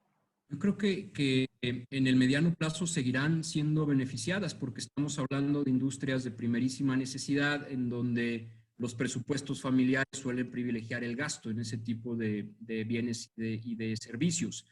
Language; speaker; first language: Spanish; native; Spanish